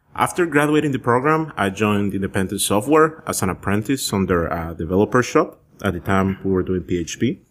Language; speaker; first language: English; early bilingual, other home language; Spanish